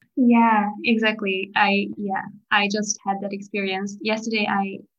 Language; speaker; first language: English; non-native, fluent; Hungarian